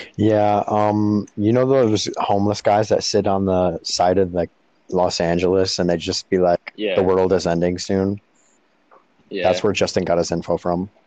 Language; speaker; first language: English; native; English